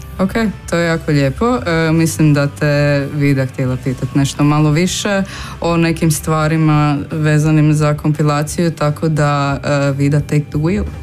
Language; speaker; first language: Croatian; native; Croatian